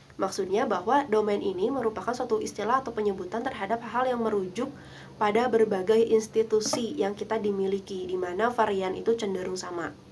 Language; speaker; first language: Indonesian; non-native, local second language; Sundanese